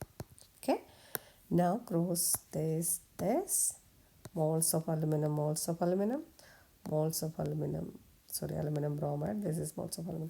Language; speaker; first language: English; non-native, local second language; Malayalam